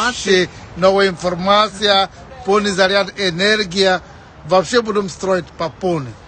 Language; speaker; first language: Russian; non-native, fluent; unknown